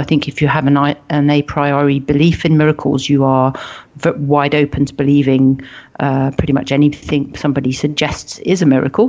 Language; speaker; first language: English; native; English